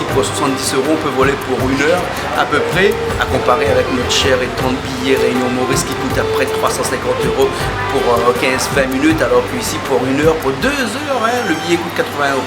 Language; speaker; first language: French; native; French